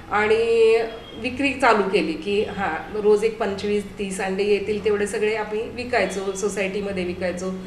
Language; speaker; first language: Marathi; native; Marathi